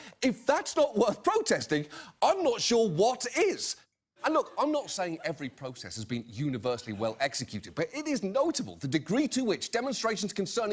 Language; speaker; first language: English; native; English